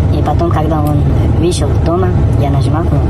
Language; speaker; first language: Russian; non-native, learner; Uzbek